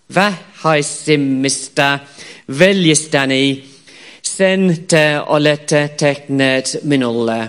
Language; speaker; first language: Finnish; non-native, fluent; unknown